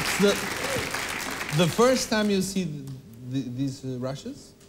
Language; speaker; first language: English; non-native, fluent; Portuguese